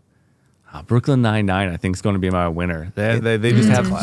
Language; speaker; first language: English; native; English